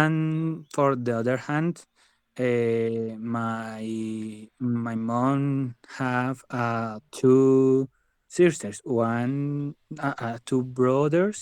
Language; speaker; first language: English; non-native, learner; Spanish